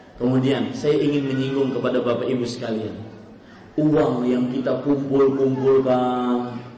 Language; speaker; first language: Indonesian; native; Indonesian